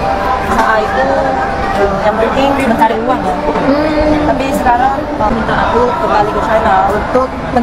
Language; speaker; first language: Indonesian; non-native, fluent; Chinese